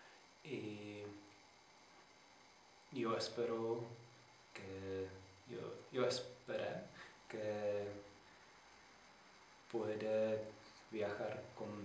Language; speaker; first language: Spanish; non-native, learner; Czech